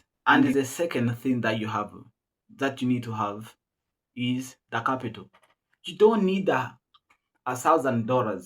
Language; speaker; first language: English; non-native, local second language; Swahili